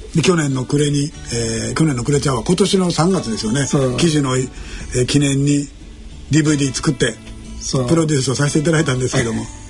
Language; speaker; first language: Japanese; native; Japanese